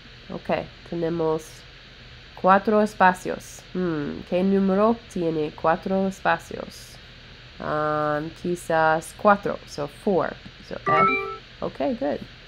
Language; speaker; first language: Spanish; non-native, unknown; English